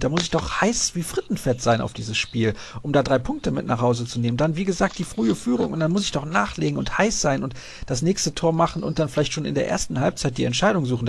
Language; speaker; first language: German; native; German